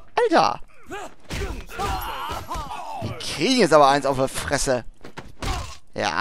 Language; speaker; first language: German; native; German